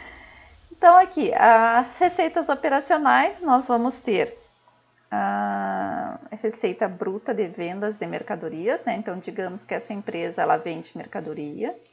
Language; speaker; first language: Portuguese; native; Portuguese